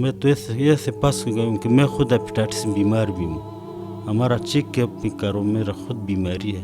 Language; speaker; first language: Hindi; non-native, learner; Pashto